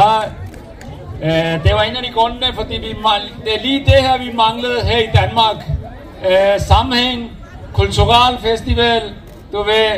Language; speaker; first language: Danish; early bilingual, other home language; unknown